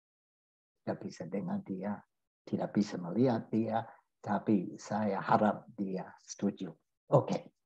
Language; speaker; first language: Indonesian; non-native, fluent; English